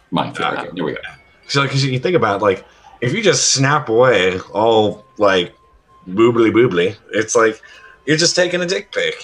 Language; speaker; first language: English; native; English